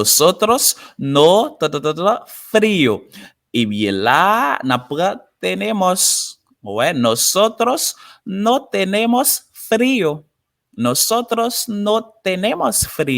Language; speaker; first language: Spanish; non-native, fluent; Haitian Creole